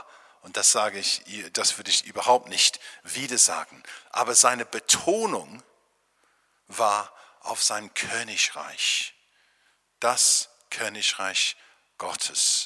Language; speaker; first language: German; non-native, fluent; English